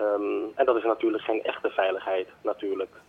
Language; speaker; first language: Dutch; native; Dutch